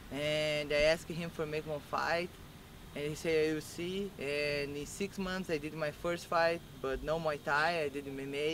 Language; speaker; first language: English; non-native, learner; Portuguese